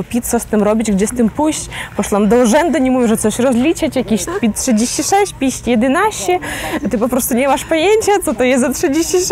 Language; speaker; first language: Polish; non-native, fluent; Ukrainian